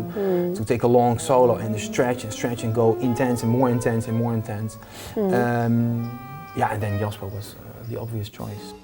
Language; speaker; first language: English; non-native, fluent; Dutch